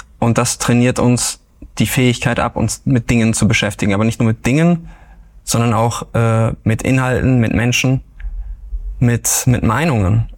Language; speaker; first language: German; early bilingual, other home language; Italian